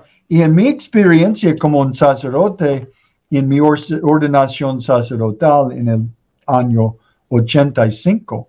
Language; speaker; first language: Spanish; non-native, learner; English